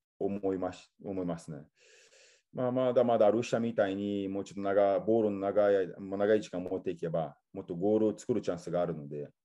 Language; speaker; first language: Japanese; non-native, fluent; Portuguese